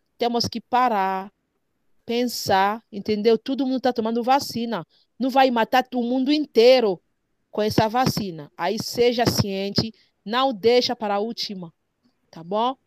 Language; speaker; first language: Portuguese; non-native, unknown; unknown